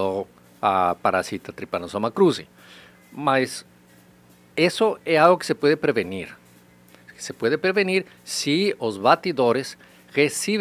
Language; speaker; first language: Portuguese; non-native, learner; Spanish